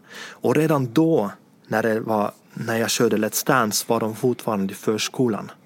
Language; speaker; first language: Swedish; non-native, fluent; Estonian